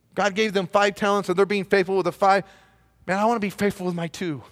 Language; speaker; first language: English; native; English